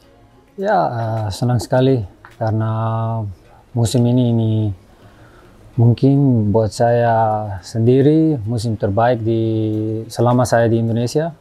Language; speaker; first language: Indonesian; non-native, fluent; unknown